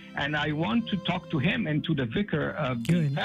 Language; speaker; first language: English; non-native, fluent; Portuguese